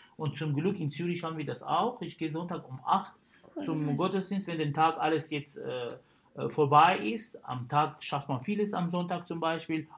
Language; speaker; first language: German; non-native, fluent; Arabic